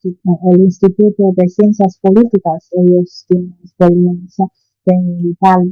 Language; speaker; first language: Spanish; non-native, fluent; Chinese